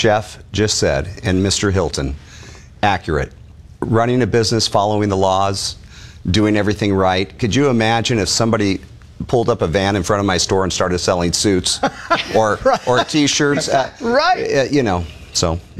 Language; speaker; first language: English; native; English